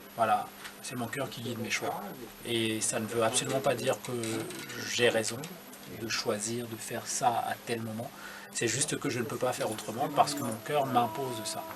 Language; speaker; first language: French; non-native, local second language; Duala